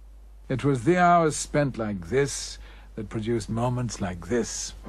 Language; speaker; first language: English; native; English